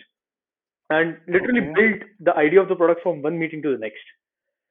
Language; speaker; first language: English; non-native, local second language; Marathi